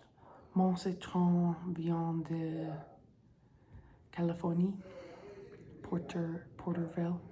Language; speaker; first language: French; non-native, learner; English